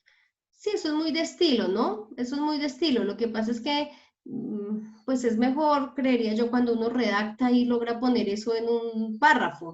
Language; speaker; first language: Spanish; native; Spanish